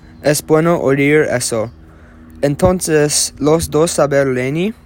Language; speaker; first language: Spanish; non-native, learner; English